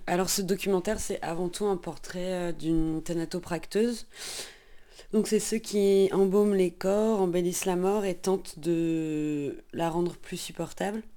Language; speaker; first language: French; native; French